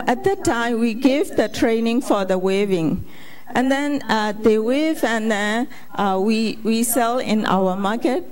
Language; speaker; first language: English; non-native, fluent; Burmese